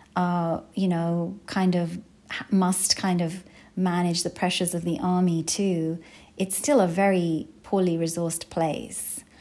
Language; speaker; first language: English; native; English